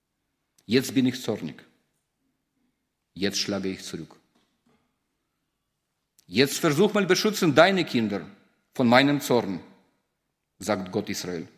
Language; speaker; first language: German; non-native, fluent; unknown